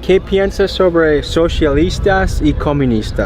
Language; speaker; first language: Spanish; non-native, learner; English